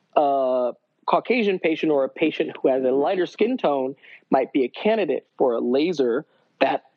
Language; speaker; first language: English; native; English